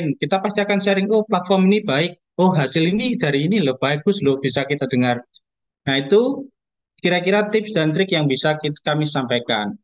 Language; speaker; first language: Indonesian; native; Indonesian